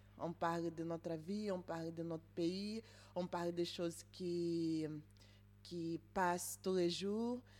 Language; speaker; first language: French; non-native, learner; Portuguese